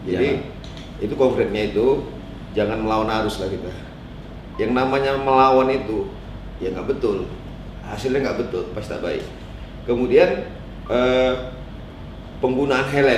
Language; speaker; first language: Indonesian; native; Indonesian